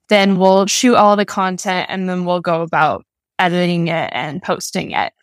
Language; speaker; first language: English; native; English